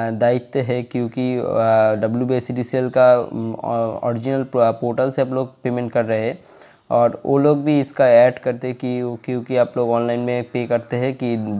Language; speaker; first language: Hindi; non-native, local second language; Bangla